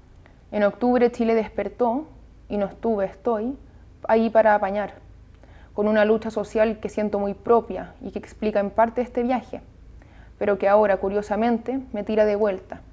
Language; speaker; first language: Spanish; native; Spanish